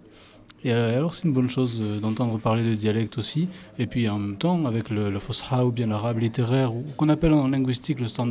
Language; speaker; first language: French; native; French